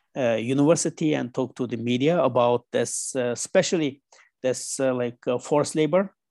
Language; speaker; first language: English; non-native, learner; Chinese